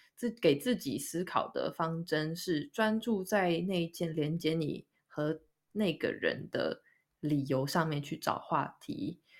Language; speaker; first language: Chinese; native; Chinese